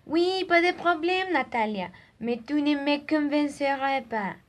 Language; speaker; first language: French; non-native, learner; Spanish